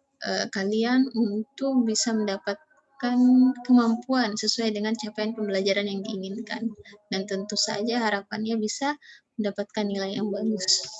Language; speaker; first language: Indonesian; native; Indonesian